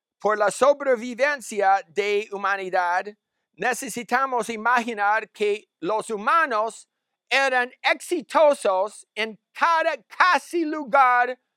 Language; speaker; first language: Spanish; non-native, learner; English